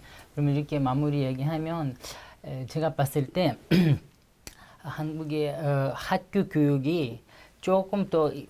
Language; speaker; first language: Korean; non-native, fluent; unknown